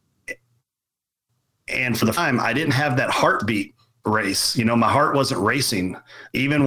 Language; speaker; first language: English; native; English